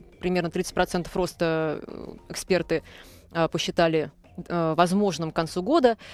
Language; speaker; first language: Russian; native; Russian